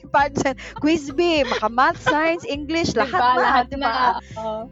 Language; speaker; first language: English; non-native, local second language; Cebuano